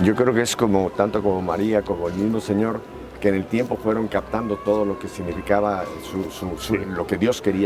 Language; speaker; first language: Spanish; native; Spanish